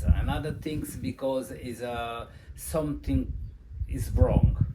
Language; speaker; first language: English; non-native, learner; Italian